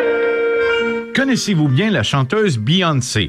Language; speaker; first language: French; native; French